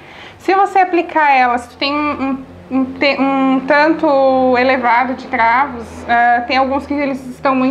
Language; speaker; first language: Portuguese; native; Portuguese